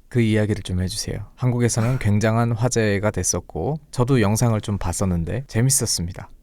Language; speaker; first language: Korean; native; Korean